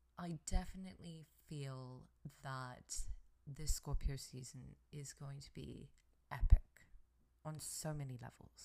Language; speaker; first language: English; native; English